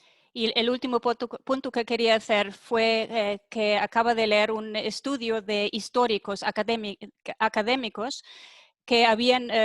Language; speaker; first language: Spanish; non-native, fluent; German